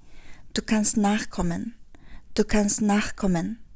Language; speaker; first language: German; non-native, fluent; Korean